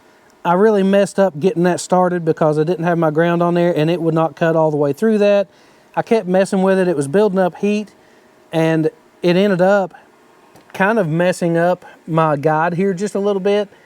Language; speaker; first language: English; native; English